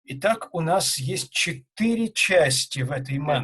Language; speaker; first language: Russian; native; Russian